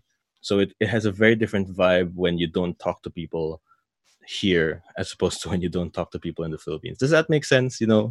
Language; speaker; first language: English; native; English